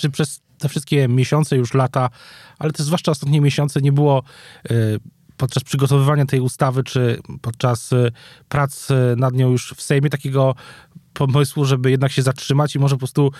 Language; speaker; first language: Polish; native; Polish